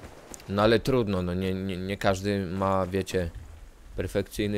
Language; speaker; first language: Polish; native; Polish